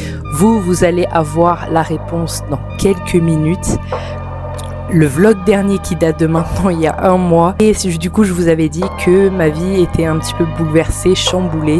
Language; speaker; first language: French; native; French